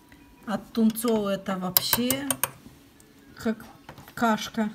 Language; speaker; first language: Russian; non-native, fluent; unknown